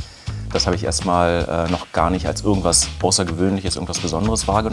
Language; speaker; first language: German; native; German